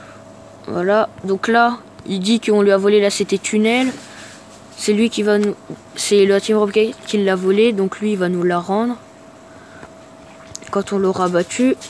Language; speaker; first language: French; native; French